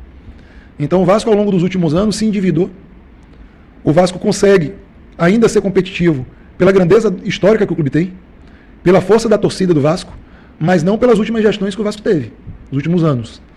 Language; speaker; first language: Portuguese; native; Portuguese